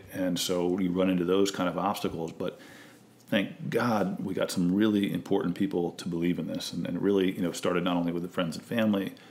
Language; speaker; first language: English; native; English